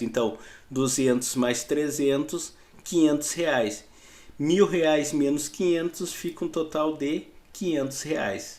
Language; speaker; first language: Portuguese; native; Portuguese